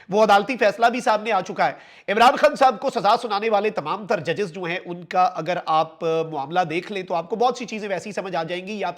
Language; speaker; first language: Urdu; native; Urdu